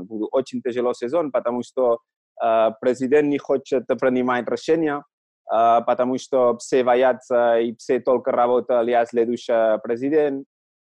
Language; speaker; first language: Russian; non-native, learner; Catalan